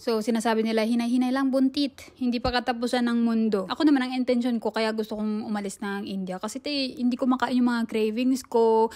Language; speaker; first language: Filipino; native; Filipino